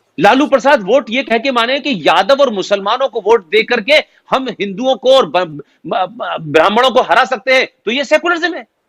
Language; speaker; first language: Hindi; native; Hindi